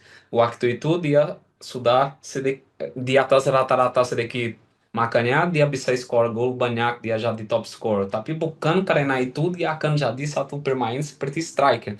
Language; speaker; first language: Indonesian; non-native, fluent; Portuguese